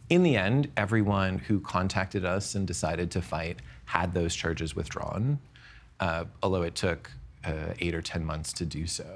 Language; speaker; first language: English; native; English